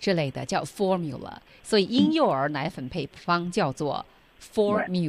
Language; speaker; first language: Chinese; native; Chinese